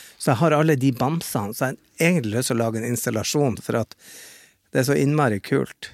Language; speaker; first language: Norwegian; native; Norwegian